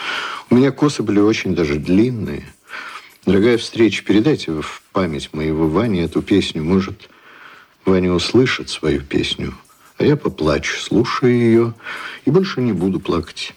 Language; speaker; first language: Russian; native; Russian